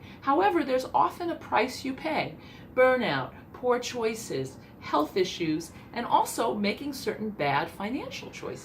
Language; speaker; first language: English; native; English